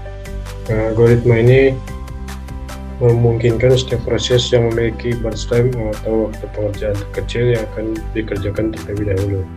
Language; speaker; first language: Indonesian; native; Indonesian